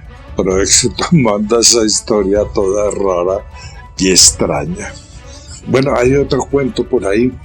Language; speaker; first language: Spanish; native; Spanish